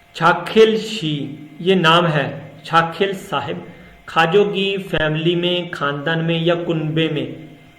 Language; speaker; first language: Urdu; non-native, local second language; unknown